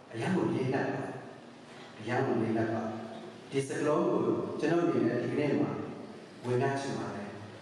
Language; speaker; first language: Burmese; non-native, local second language; Kachin